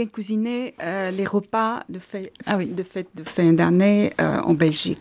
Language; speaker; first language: French; non-native, learner; Armenian